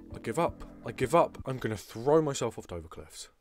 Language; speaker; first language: English; native; English